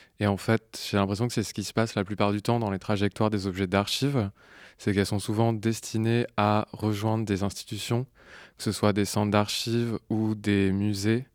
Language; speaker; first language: French; native; French